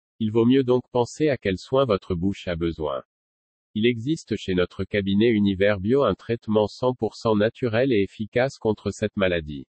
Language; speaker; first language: French; non-native, local second language; Wolof